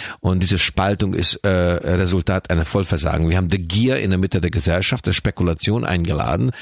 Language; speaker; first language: German; non-native, fluent; Hungarian